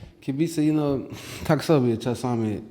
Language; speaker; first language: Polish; non-native, learner; English